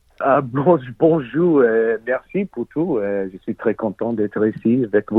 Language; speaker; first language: French; non-native, learner; English